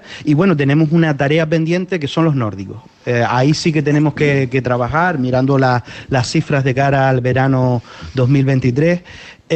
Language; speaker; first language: Spanish; native; Spanish